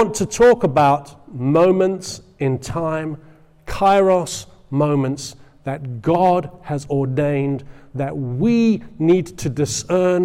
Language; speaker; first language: English; native; English